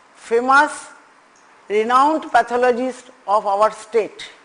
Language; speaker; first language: English; non-native, local second language; Bangla